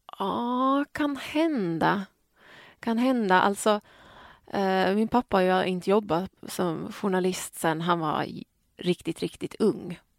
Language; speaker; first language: Swedish; native; Swedish